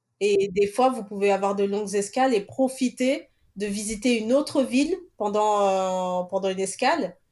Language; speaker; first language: French; early bilingual, other home language; Portuguese